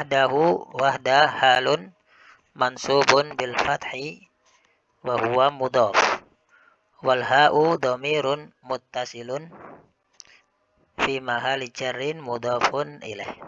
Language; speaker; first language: Arabic; non-native, fluent; Indonesian